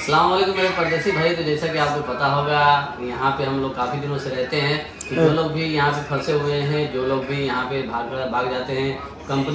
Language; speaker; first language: Hindi; native; Hindi